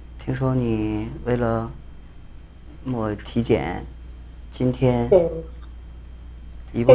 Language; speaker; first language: Chinese; non-native, learner; Korean